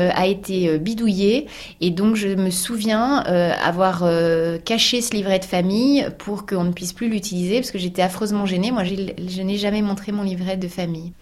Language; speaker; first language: French; native; French